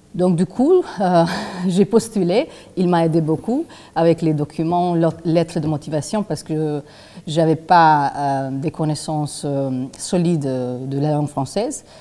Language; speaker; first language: French; non-native, fluent; Albanian